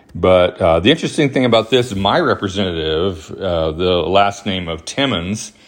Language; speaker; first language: English; native; English